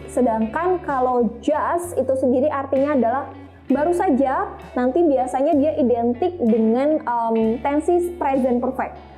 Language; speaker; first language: Indonesian; native; Indonesian